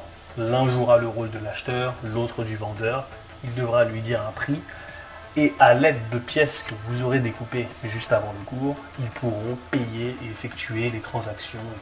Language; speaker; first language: French; native; French